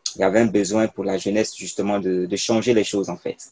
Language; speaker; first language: French; non-native, local second language; Mossi